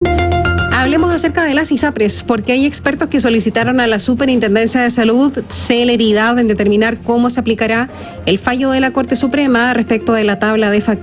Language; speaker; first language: Spanish; native; Spanish